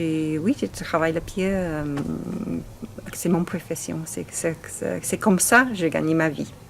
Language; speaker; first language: French; non-native, learner; English